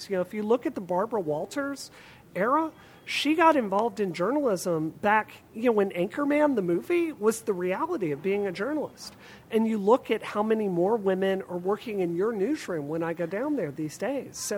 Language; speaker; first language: English; native; English